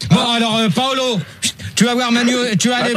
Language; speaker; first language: French; native; French